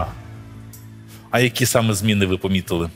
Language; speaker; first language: Ukrainian; native; Ukrainian